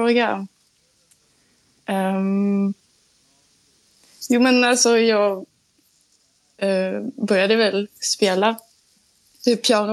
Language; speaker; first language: Swedish; non-native, fluent; French